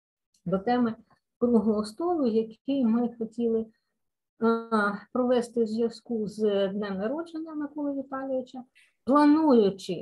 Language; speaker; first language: Ukrainian; native; Ukrainian